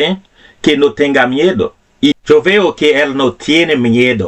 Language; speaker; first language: Spanish; non-native, fluent; Haitian Creole